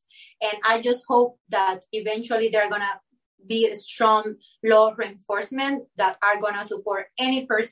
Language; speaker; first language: English; non-native, fluent; Spanish